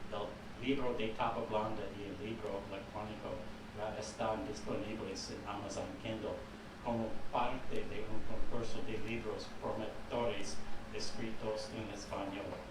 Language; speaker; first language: Spanish; non-native, fluent; English